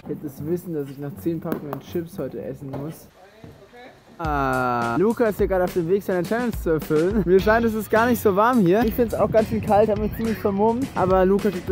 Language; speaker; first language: German; native; German